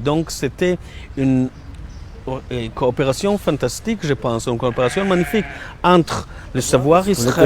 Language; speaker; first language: French; non-native, learner; Hebrew